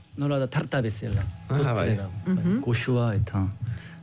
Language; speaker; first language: Basque; non-native, learner; Korean